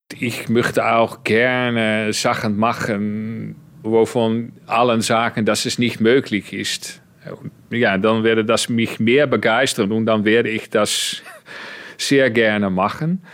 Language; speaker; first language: German; non-native, fluent; Dutch